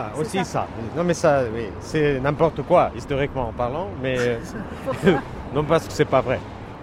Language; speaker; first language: French; non-native, fluent; Russian